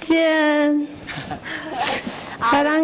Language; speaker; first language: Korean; non-native, learner; Chinese